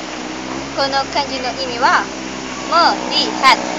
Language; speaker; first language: Japanese; non-native, learner; Indonesian